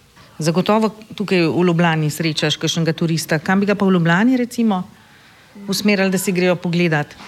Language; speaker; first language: Slovenian; native; Slovenian